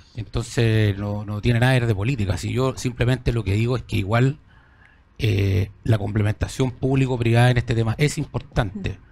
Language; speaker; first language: Spanish; native; Spanish